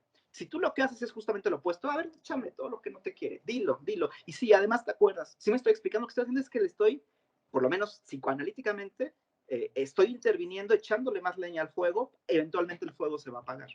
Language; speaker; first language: Spanish; native; Spanish